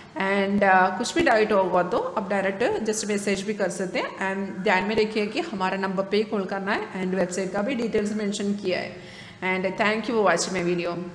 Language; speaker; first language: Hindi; non-native, local second language; Malayalam